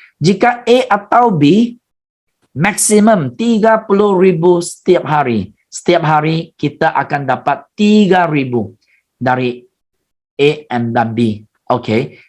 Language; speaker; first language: Malay; non-native, local second language; Chinese